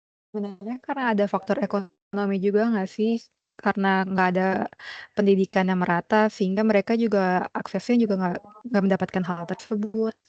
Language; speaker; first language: Indonesian; native; Indonesian